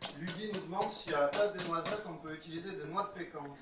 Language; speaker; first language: French; native; French